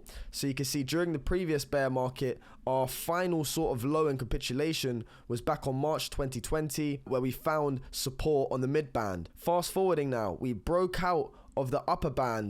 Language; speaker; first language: English; native; English